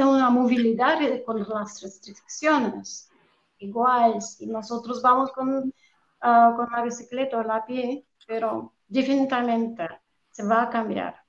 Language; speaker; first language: Spanish; non-native, fluent; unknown